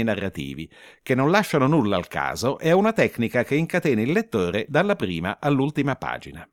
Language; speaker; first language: Italian; native; Italian